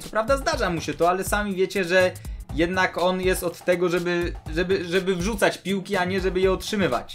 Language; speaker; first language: Polish; native; Polish